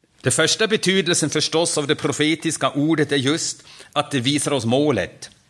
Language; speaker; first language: Swedish; non-native, fluent; German